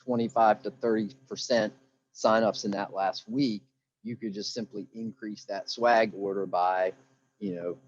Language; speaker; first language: English; native; English